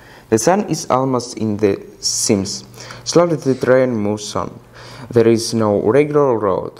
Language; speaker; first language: English; non-native, fluent; Russian